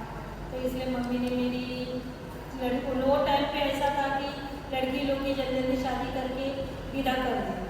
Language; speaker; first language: Hindi; non-native, local second language; Marathi